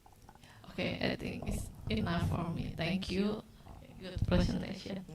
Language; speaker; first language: English; non-native, learner; Indonesian